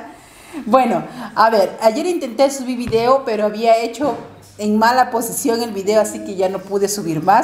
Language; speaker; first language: Spanish; native; Spanish